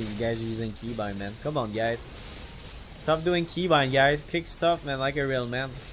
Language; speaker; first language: English; non-native, fluent; French